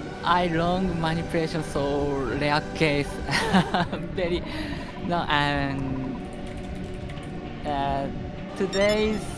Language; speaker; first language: English; non-native, learner; Japanese